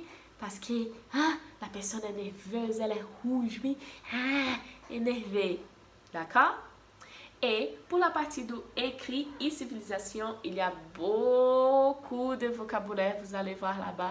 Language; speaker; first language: French; non-native, fluent; Portuguese